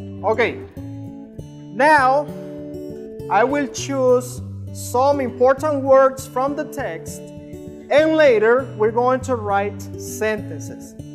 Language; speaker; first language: English; non-native, fluent; Spanish